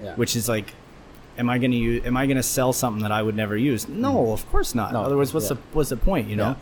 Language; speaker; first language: English; native; English